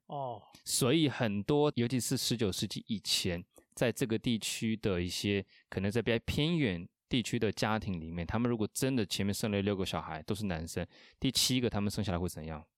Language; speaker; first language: Chinese; non-native, fluent; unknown